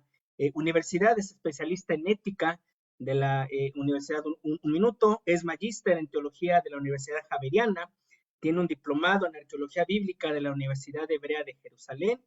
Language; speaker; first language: Spanish; native; Spanish